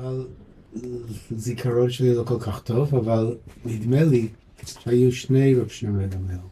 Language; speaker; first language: Hebrew; non-native, fluent; English